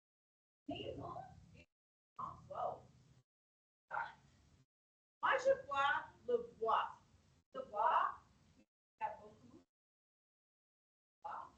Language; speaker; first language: French; non-native, fluent; English